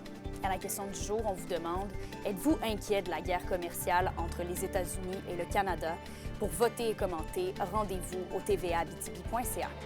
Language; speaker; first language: French; native; French